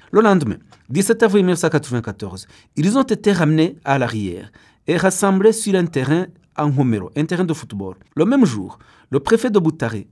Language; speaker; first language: French; non-native, local second language; Kinyarwanda